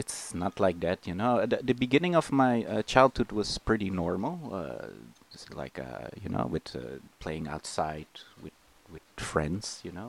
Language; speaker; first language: English; non-native, fluent; Dutch